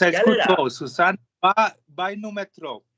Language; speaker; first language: Portuguese; non-native, learner; Spanish